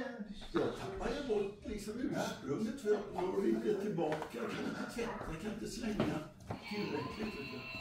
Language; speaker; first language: Swedish; native; Swedish